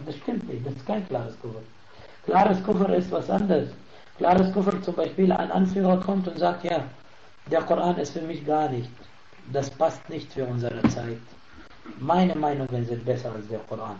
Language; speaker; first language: German; non-native, fluent; Arabic